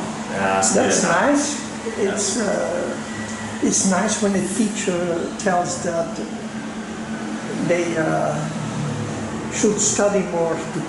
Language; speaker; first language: English; non-native, fluent; Dutch